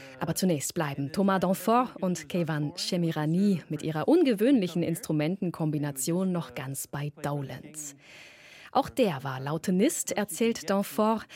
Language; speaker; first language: German; native; German